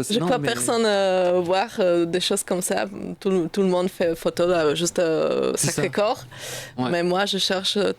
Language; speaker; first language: French; non-native, learner; Slovak